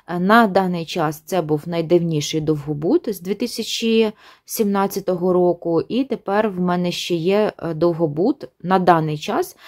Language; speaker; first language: Ukrainian; non-native, local second language; Russian